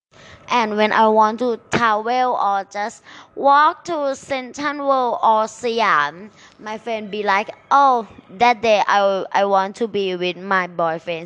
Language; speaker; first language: English; non-native, learner; Thai